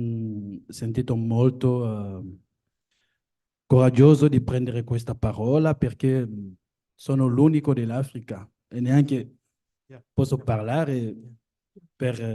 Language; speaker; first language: Italian; non-native, learner; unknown